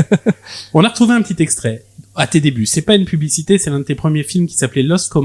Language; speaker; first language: French; native; French